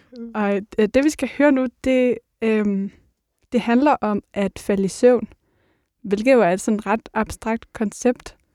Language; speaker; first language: Danish; native; Danish